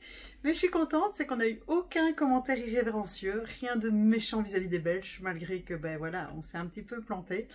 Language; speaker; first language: French; native; French